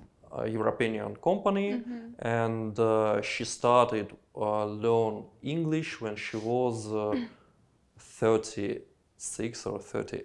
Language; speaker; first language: English; non-native, learner; Russian